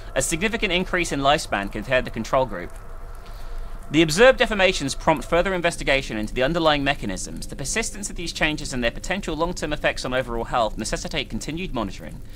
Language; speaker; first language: English; native; English